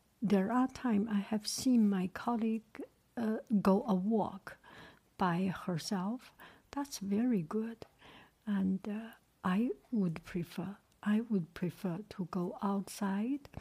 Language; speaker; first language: English; non-native, fluent; Chinese